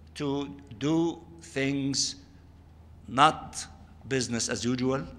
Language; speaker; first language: English; non-native, fluent; Arabic